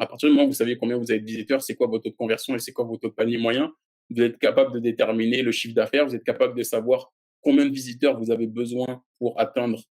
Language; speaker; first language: French; native; French